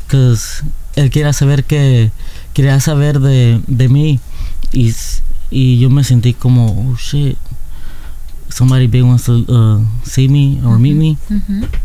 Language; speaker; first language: Spanish; early bilingual, heritage; Spanish